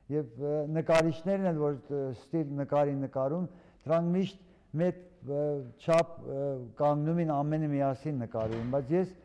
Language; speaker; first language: Armenian; early bilingual, heritage; Armenian